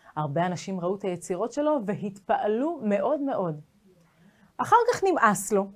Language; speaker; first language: Hebrew; native; Hebrew